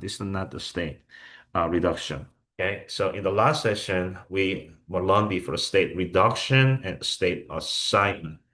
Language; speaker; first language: English; non-native, fluent; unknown